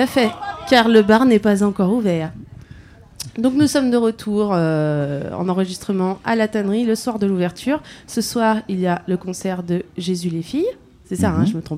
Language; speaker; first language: French; native; French